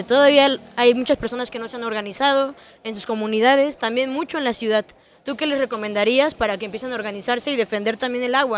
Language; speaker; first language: Spanish; native; Spanish